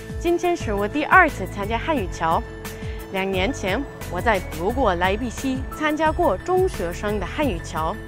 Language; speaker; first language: Chinese; non-native, learner; German